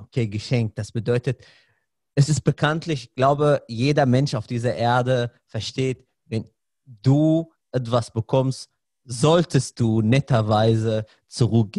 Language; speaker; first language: German; non-native, fluent; Arabic